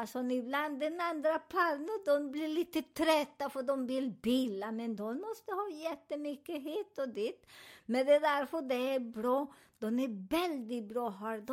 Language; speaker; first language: Swedish; non-native, learner; Spanish